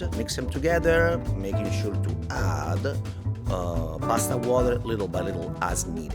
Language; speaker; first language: English; non-native, fluent; Italian